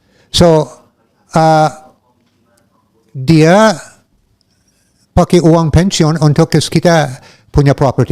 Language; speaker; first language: Indonesian; non-native, learner; English